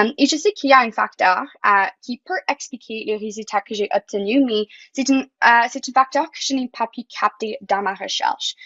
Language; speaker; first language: French; non-native, local second language; English